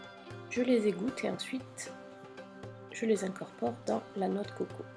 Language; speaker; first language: French; native; French